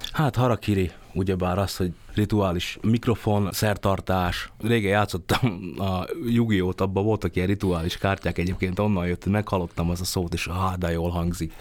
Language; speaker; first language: Hungarian; early bilingual, other home language; Vietnamese